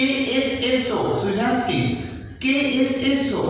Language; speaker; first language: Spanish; non-native, learner; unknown